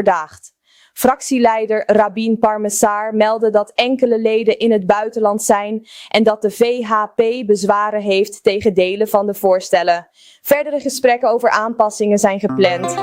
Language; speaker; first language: Dutch; native; Dutch